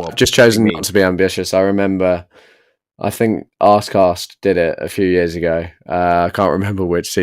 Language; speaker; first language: English; native; English